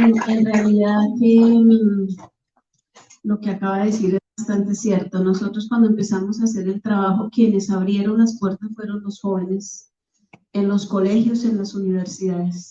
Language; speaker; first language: Spanish; native; Spanish